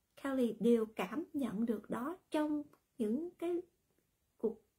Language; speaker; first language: Vietnamese; early bilingual, heritage; Vietnamese